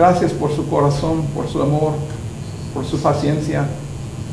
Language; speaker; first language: Spanish; non-native, learner; English